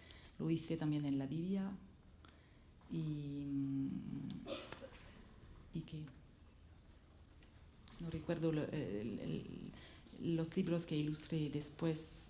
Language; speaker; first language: Spanish; non-native, learner; French